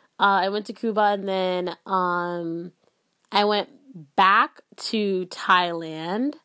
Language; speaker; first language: English; early bilingual, other home language; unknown